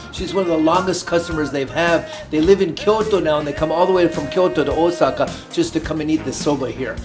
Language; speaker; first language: English; native; English